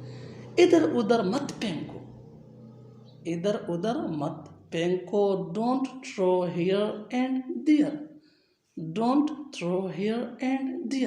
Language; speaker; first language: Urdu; non-native, local second language; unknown